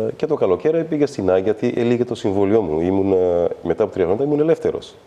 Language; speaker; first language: Greek; non-native, fluent; Kabuverdianu